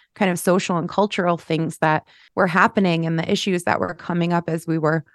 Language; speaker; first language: English; native; English